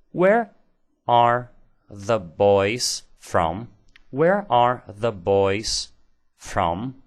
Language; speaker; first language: English; non-native, fluent; Portuguese